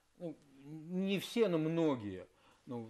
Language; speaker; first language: Russian; native; Russian